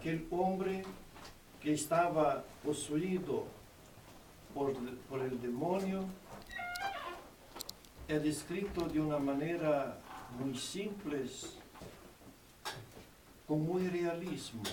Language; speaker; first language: Spanish; non-native, fluent; Portuguese